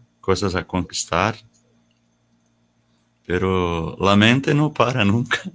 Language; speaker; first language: Spanish; non-native, learner; Portuguese